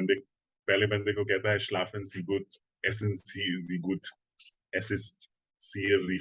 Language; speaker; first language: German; non-native, learner; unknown